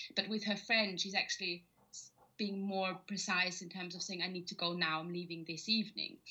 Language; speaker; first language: English; non-native, fluent; German